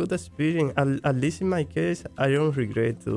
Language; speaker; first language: English; non-native, fluent; Spanish